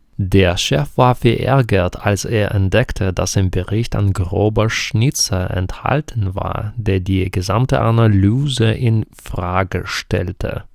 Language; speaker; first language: German; non-native, fluent; Ukrainian